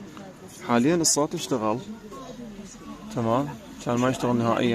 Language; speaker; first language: Arabic; native; Arabic